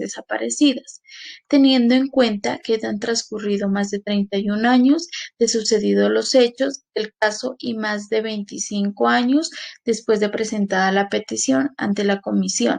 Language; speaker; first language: Spanish; native; Spanish